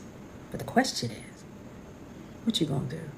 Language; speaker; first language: English; native; English